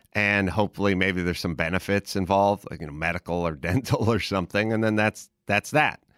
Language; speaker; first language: English; native; English